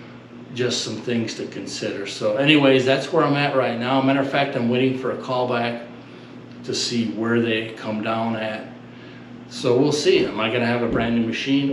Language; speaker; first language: English; native; English